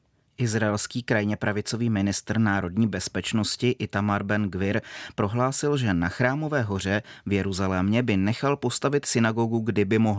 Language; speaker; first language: Czech; native; Czech